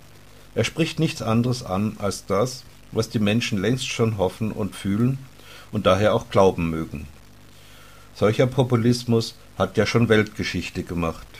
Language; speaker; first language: German; native; German